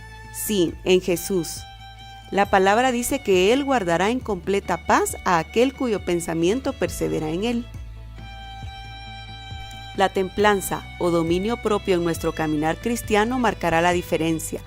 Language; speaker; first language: Spanish; native; Spanish